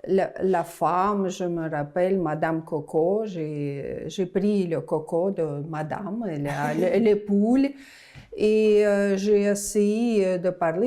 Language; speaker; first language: French; non-native, learner; Russian